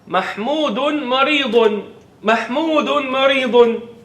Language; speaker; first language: Arabic; non-native, fluent; English